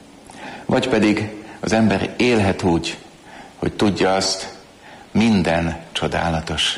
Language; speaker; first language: Hungarian; native; Hungarian